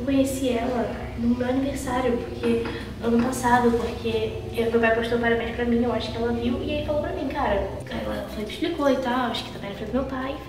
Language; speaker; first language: Portuguese; native; Portuguese